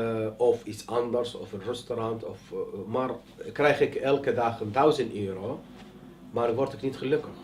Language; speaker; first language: Dutch; non-native, learner; Arabic